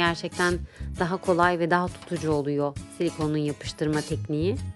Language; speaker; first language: Turkish; native; Turkish